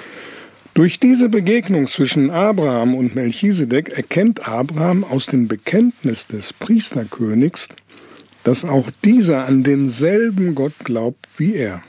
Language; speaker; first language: German; native; German